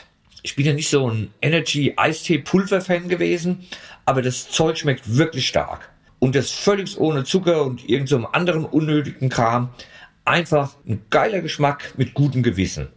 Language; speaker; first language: German; native; German